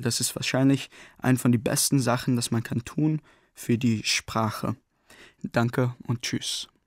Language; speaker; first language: German; non-native, learner; English